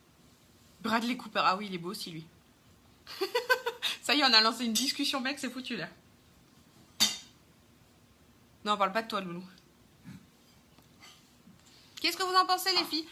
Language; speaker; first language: French; native; French